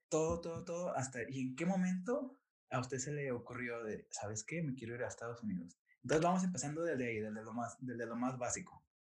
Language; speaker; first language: Spanish; native; Spanish